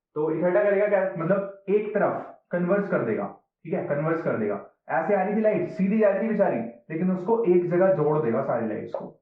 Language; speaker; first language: Hindi; native; Hindi